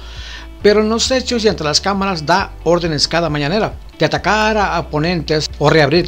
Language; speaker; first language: Spanish; native; Spanish